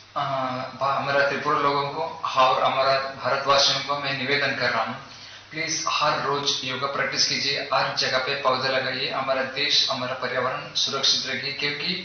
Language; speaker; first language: Hindi; non-native, local second language; Kannada